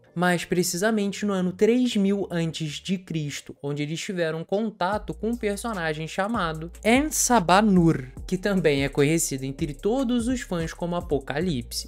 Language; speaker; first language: Portuguese; native; Portuguese